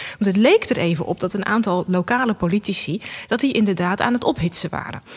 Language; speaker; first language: Dutch; native; Dutch